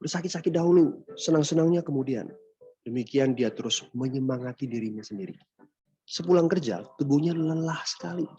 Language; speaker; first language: Indonesian; native; Indonesian